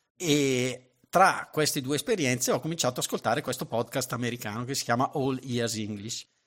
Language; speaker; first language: Italian; native; Italian